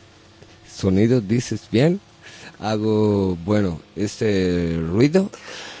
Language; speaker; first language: Spanish; non-native, learner; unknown